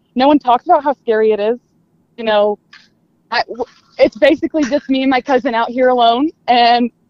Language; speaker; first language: English; native; English